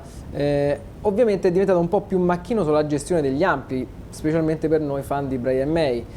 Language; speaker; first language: Italian; native; Italian